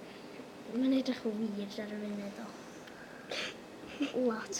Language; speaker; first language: Welsh; native; Welsh